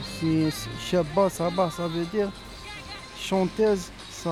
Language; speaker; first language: French; non-native, local second language; Arabic